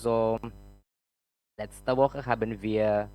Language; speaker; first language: German; non-native, fluent; Indonesian